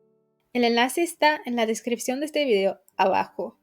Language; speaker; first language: Spanish; non-native, fluent; English